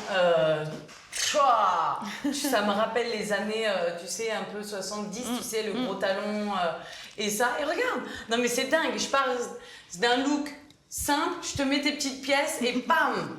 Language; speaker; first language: French; native; French